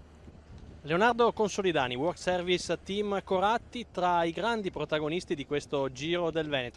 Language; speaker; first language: Italian; native; Italian